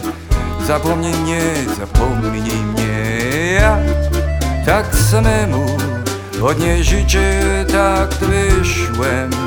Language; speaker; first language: Polish; early bilingual, heritage; Polish